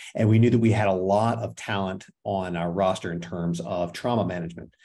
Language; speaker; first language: English; native; English